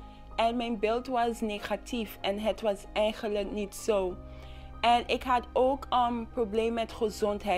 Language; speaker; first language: Dutch; non-native, local second language; English